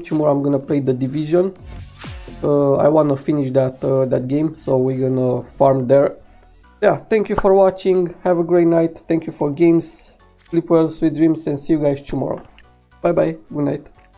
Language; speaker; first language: English; non-native, fluent; Romanian